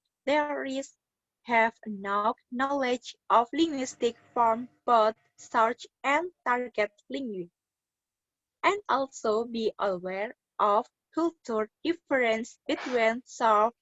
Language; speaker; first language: English; non-native, learner; Indonesian